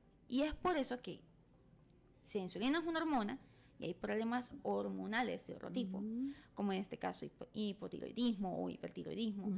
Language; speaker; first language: Spanish; native; Spanish